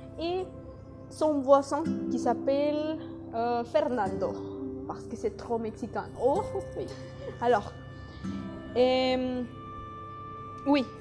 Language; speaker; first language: French; non-native, learner; Spanish